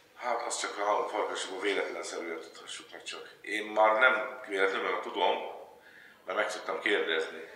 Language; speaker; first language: Hungarian; native; Hungarian